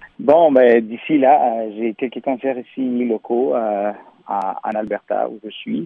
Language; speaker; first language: French; non-native, fluent; Spanish